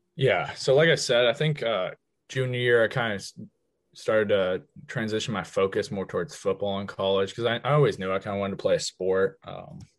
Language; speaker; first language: English; native; English